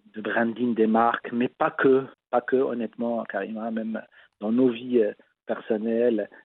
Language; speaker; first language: French; non-native, local second language; Arabic